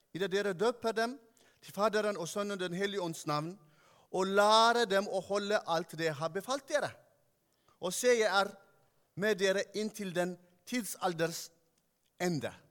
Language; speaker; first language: Norwegian; non-native, fluent; Tigrinya